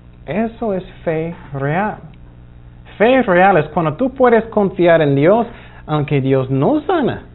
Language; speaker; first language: Spanish; non-native, fluent; English